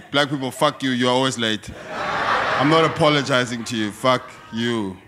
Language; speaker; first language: English; non-native, local second language; Xhosa